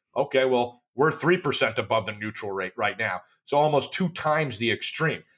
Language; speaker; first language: English; native; English